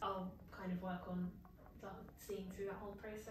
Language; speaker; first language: English; native; English